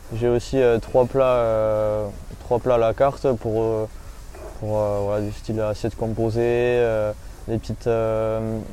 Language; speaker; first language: French; native; French